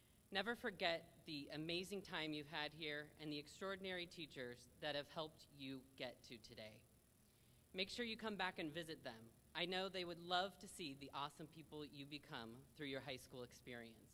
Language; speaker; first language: English; native; English